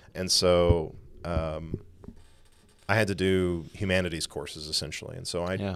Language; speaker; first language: English; native; English